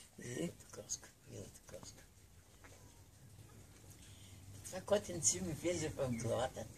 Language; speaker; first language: Bulgarian; native; Bulgarian